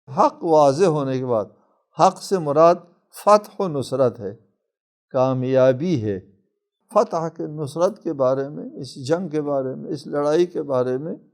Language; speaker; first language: Urdu; non-native, local second language; Balti